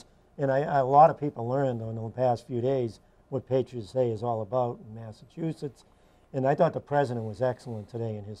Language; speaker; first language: English; native; English